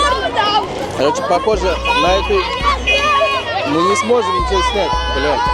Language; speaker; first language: Russian; native; Russian